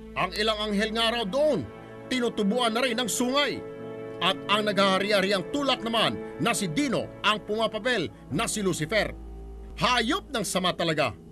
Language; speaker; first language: Filipino; native; Filipino